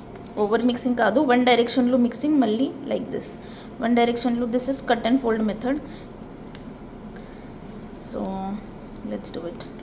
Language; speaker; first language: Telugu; non-native, learner; Marathi